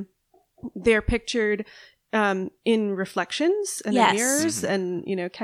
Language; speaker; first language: English; native; English